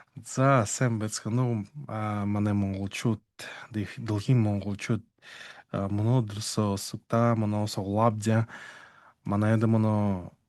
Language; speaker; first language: Mongolian; non-native, learner; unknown